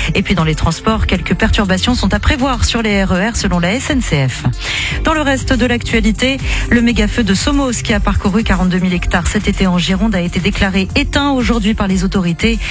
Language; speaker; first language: French; native; French